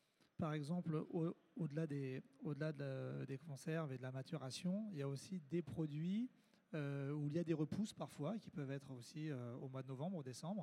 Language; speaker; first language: French; native; French